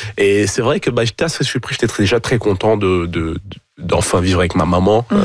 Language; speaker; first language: French; early bilingual, other home language; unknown